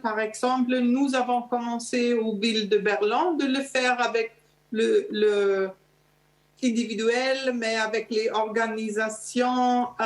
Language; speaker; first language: French; non-native, fluent; German